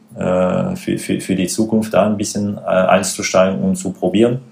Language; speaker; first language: German; non-native, fluent; French